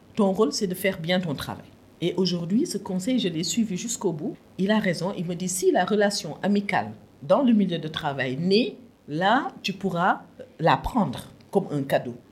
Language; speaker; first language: French; non-native, local second language; Wolof